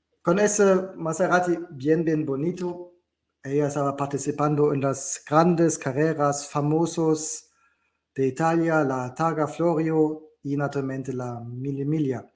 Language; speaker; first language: Spanish; non-native, learner; German